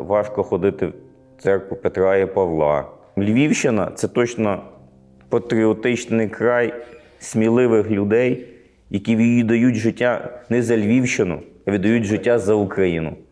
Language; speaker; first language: Ukrainian; native; Ukrainian